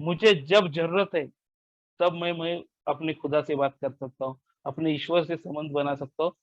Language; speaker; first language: Hindi; non-native, local second language; Marathi